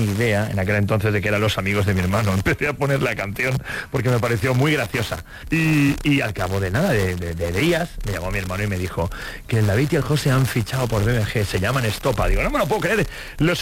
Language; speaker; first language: Spanish; native; Spanish